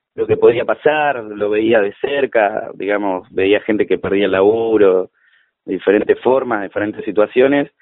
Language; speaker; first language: Spanish; native; Spanish